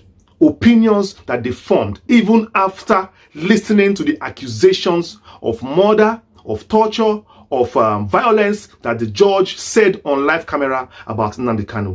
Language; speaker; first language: English; non-native, local second language; Igbo